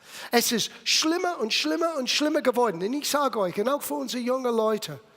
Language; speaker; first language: German; non-native, fluent; English